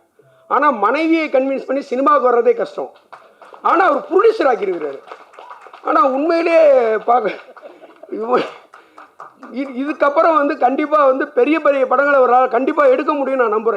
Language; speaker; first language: Tamil; native; Tamil